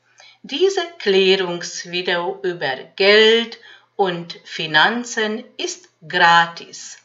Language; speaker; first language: German; non-native, fluent; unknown